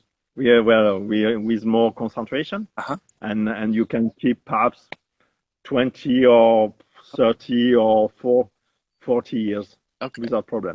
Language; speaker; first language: English; non-native, learner; French